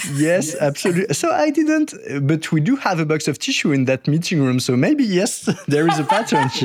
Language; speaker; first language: English; non-native, fluent; French